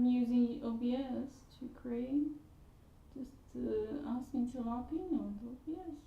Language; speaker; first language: English; non-native, fluent; Chinese